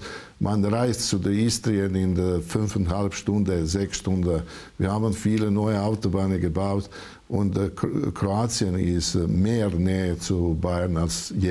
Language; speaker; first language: German; non-native, learner; Croatian